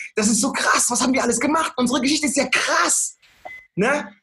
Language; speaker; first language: German; early bilingual, other home language; Akan